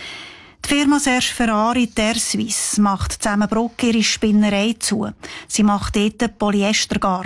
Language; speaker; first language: German; native; German